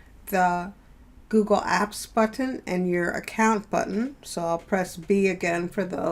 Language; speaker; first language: English; native; English